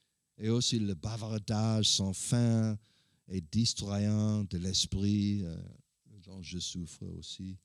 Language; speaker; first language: French; non-native, learner; English